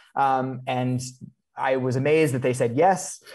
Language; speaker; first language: English; native; English